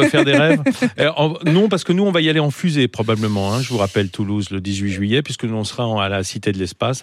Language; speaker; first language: French; native; French